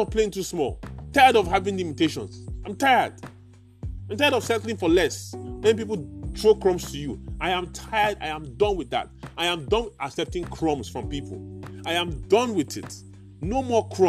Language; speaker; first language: English; non-native, local second language; Yoruba